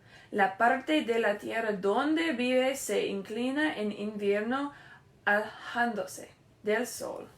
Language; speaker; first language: Spanish; non-native, learner; English